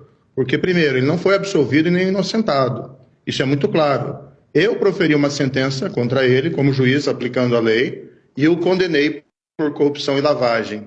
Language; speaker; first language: Portuguese; native; Portuguese